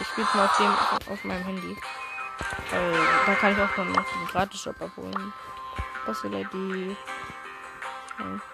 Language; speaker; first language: German; native; German